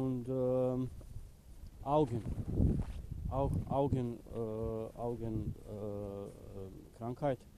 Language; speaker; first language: German; non-native, learner; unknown